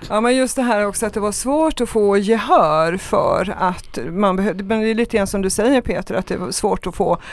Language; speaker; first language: Swedish; native; Swedish